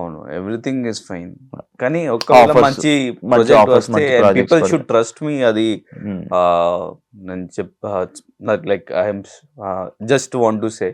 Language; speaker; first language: Telugu; non-native, local second language; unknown